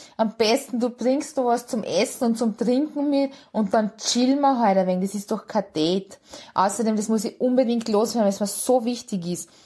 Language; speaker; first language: German; early bilingual, other home language; Hungarian